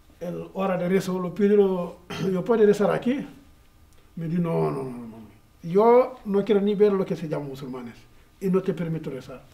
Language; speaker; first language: Spanish; non-native, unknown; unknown